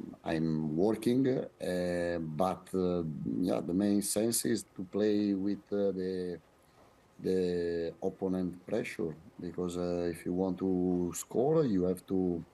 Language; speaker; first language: English; non-native, fluent; Italian